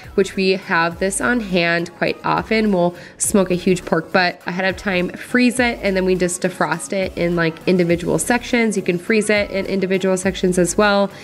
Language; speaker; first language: English; native; English